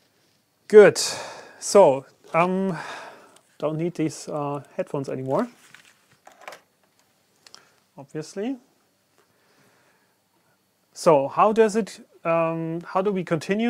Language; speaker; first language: English; non-native, fluent; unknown